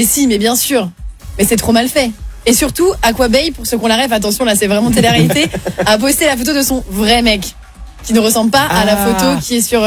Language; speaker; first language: French; native; French